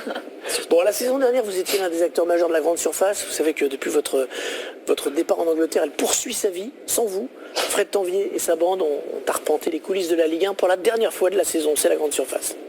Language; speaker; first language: French; native; French